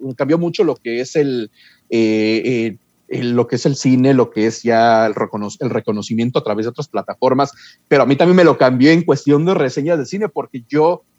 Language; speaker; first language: Spanish; early bilingual, heritage; Spanish